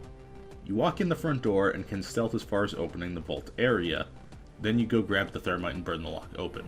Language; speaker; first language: English; native; English